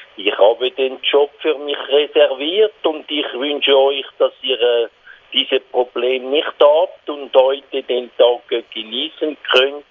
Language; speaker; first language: German; non-native, local second language; French